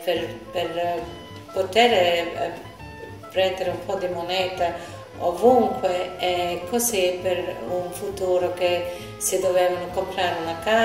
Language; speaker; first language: Italian; early bilingual, heritage; Italian